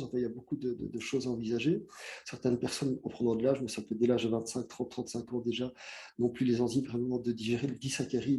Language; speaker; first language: French; native; French